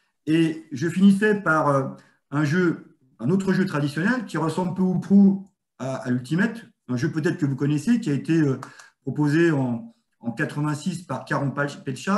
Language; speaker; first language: French; native; French